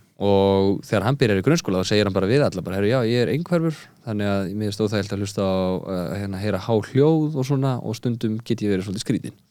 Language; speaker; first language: Icelandic; early bilingual, heritage; Icelandic